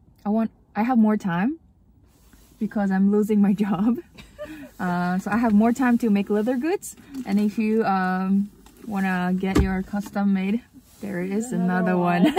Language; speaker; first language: English; non-native, fluent; Japanese